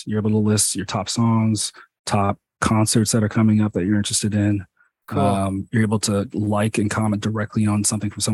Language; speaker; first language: English; native; English